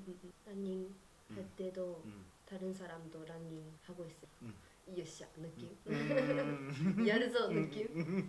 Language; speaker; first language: Korean; non-native, learner; Japanese